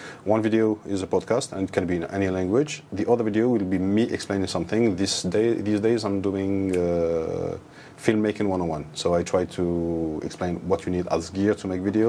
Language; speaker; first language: English; non-native, fluent; Arabic